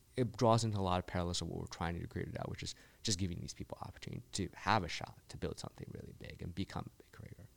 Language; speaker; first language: English; early bilingual, other home language; Chinese